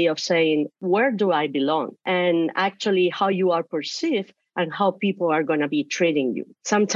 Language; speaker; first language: English; non-native, fluent; Spanish